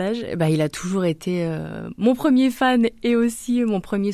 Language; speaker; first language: French; native; French